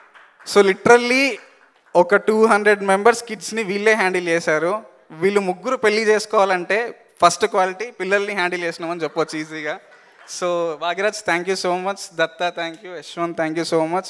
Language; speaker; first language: Telugu; native; Telugu